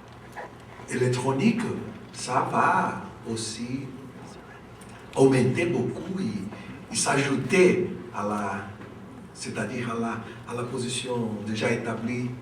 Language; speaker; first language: French; non-native, local second language; Portuguese